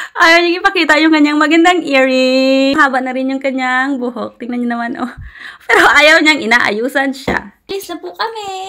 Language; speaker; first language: Filipino; non-native, local second language; Hiligaynon